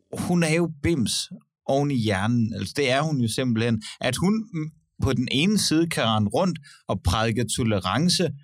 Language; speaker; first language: Danish; native; Danish